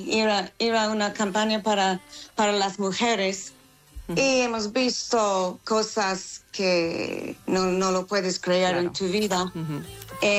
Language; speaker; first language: Spanish; non-native, learner; English